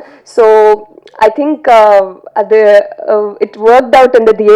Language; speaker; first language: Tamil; non-native, learner; Telugu